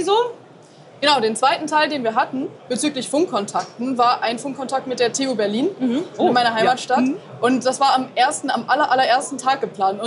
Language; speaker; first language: German; native; German